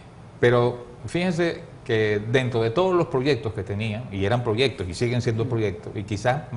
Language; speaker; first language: Spanish; native; Spanish